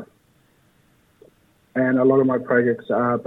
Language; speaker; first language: English; native; English